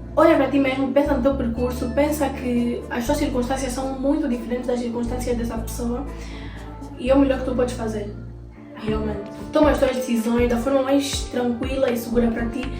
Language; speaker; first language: Portuguese; native; Portuguese